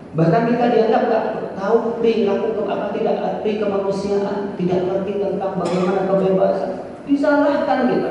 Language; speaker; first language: Indonesian; non-native, local second language; Madurese